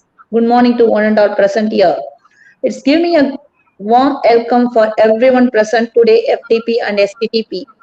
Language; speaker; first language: English; non-native, local second language; Tamil